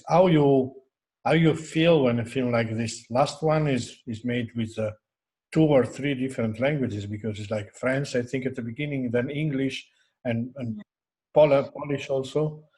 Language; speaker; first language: English; non-native, fluent; Italian